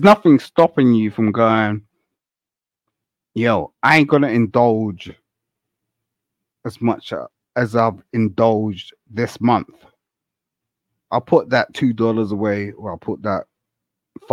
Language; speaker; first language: English; native; English